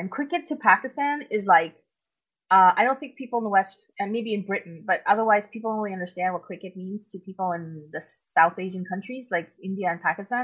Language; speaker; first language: English; non-native, local second language; Urdu